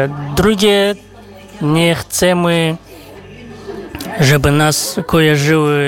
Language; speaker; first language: Polish; non-native, fluent; Kazakh